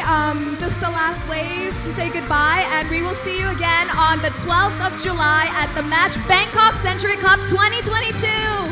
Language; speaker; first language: English; non-native, fluent; Thai